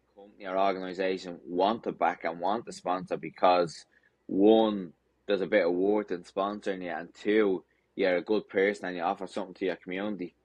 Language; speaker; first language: English; native; English